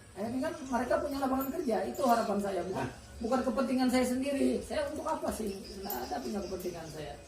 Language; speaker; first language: Indonesian; non-native, local second language; Banjar